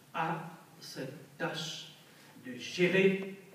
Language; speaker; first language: French; non-native, local second language; Morisyen